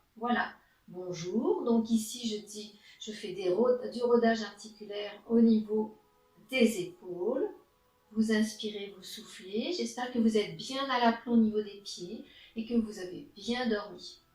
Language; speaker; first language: French; native; French